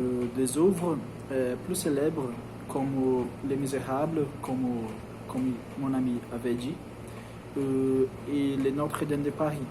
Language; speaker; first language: French; non-native, learner; Portuguese